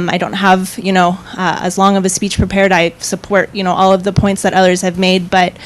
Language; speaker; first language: English; native; English